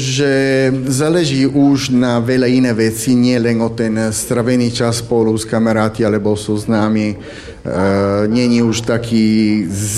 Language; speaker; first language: Slovak; non-native, fluent; Italian